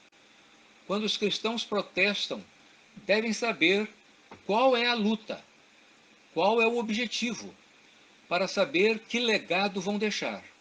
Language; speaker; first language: Portuguese; native; Portuguese